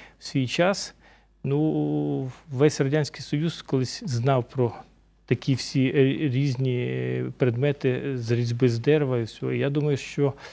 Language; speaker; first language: Ukrainian; native; Ukrainian